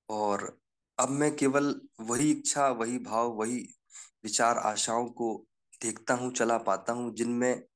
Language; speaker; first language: Hindi; native; Hindi